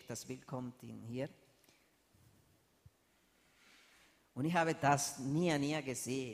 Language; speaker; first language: German; non-native, fluent; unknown